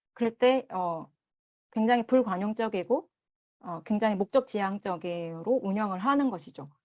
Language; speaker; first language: Korean; native; Korean